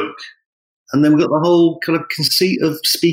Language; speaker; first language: English; native; English